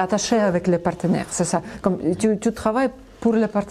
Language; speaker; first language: French; non-native, learner; Russian